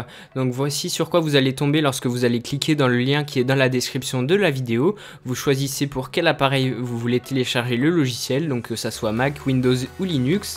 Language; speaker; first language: French; native; French